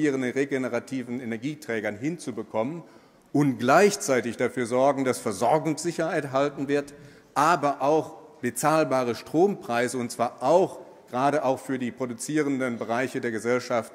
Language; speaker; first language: German; native; German